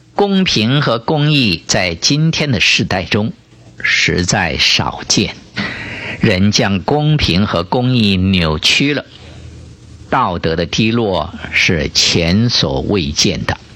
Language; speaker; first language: Chinese; native; Chinese